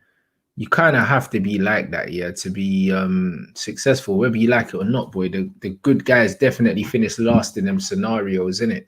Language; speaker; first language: English; native; English